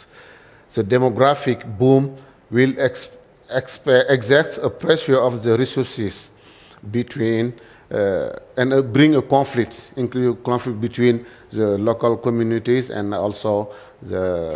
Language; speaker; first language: English; non-native, learner; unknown